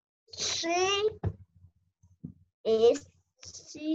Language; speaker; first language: English; non-native, learner; Vietnamese